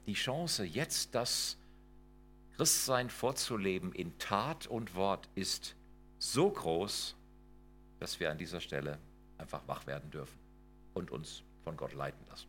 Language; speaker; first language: German; native; German